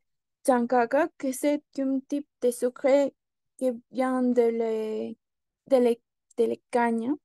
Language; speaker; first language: French; non-native, learner; Spanish